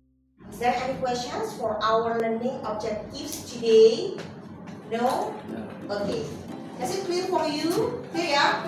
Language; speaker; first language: English; non-native, fluent; Javanese